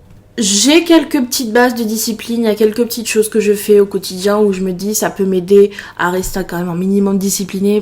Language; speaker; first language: French; native; French